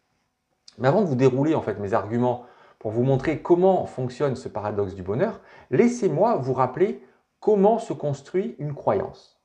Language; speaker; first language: French; native; French